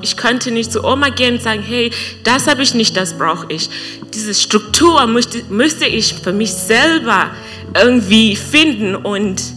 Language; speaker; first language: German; non-native, learner; English